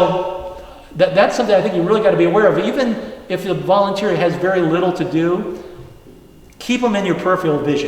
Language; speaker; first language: English; native; English